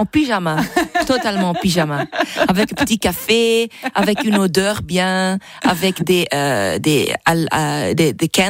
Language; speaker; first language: French; non-native, local second language; Dutch